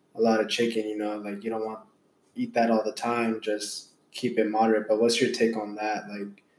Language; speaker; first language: English; early bilingual, other home language; Hindi